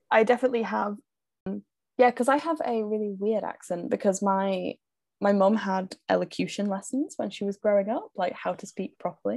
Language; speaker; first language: English; native; English